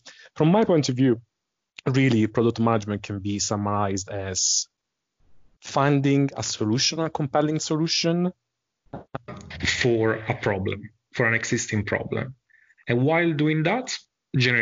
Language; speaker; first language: English; non-native, fluent; Italian